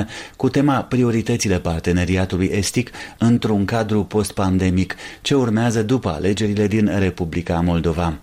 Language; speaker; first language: Romanian; native; Romanian